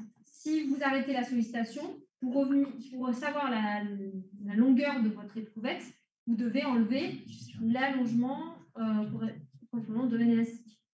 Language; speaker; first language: French; native; French